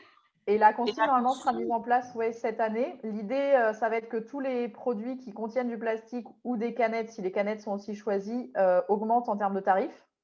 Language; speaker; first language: French; native; French